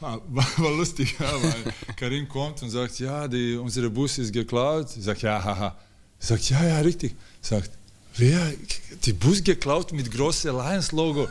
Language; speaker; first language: German; non-native, learner; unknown